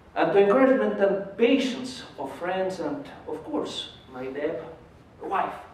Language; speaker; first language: English; non-native, fluent; Spanish